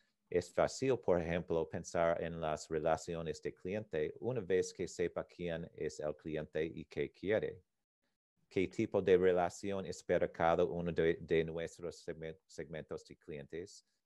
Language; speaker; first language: Spanish; non-native, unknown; English